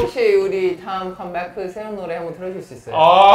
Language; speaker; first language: Korean; non-native, fluent; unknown